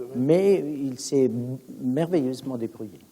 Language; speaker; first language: French; non-native, fluent; German